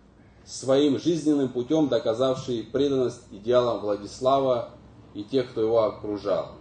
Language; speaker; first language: Russian; native; Russian